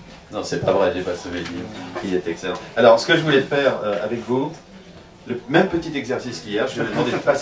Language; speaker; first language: French; native; French